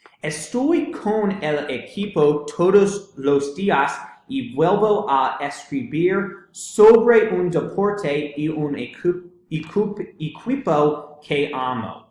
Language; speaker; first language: Spanish; non-native, learner; English